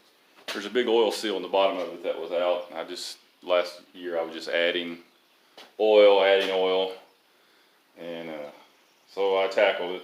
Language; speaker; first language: English; native; English